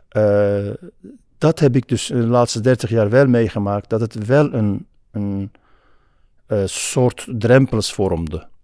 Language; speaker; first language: Dutch; non-native, fluent; Kurdish